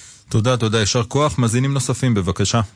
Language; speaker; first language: Hebrew; native; Hebrew